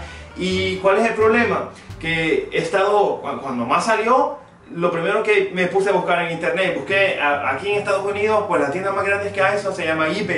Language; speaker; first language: Spanish; early bilingual, other home language; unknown